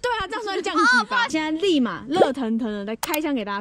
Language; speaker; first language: Chinese; native; Chinese